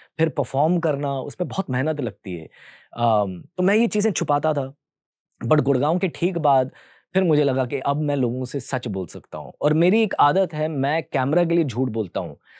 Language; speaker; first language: Hindi; early bilingual, heritage; Hindi